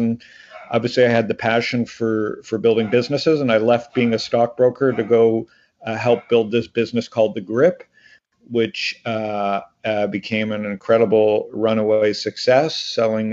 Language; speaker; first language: English; native; English